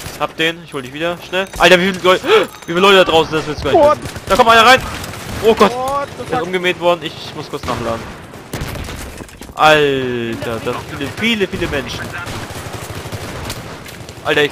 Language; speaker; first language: German; native; German